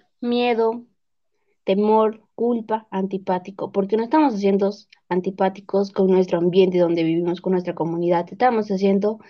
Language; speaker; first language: Spanish; native; Spanish